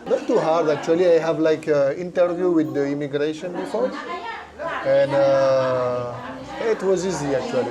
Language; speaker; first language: English; non-native, fluent; French